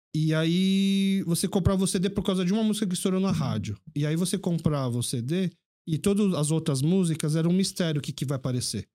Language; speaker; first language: Portuguese; early bilingual, other home language; Korean